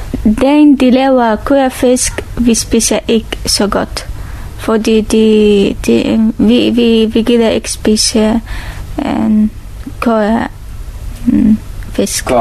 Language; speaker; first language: Danish; non-native, learner; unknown